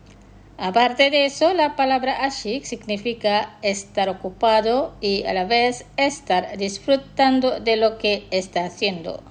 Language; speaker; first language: Spanish; non-native, fluent; Indonesian